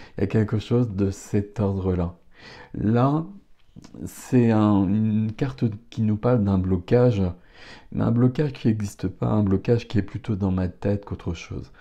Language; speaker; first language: French; native; French